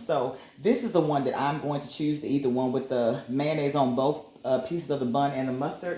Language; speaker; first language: English; native; English